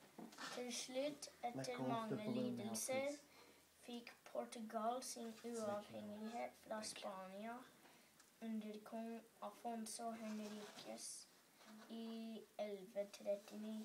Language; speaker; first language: Norwegian; early bilingual, other home language; English